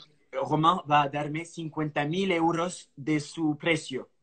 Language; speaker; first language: Spanish; non-native, fluent; French